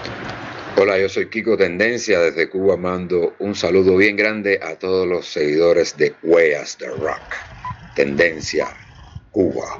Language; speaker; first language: Spanish; native; Spanish